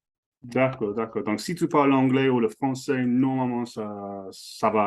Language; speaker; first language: French; non-native, fluent; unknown